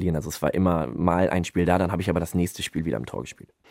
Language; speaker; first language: German; native; German